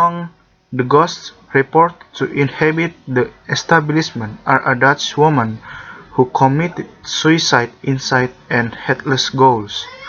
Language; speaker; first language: English; non-native, learner; Indonesian